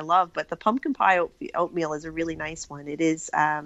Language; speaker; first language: English; native; English